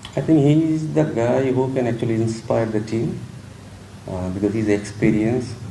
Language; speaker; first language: English; non-native, local second language; Bangla